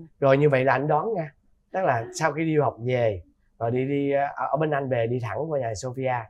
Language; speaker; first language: Vietnamese; native; Vietnamese